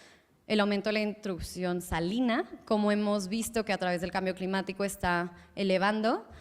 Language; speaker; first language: Spanish; native; Spanish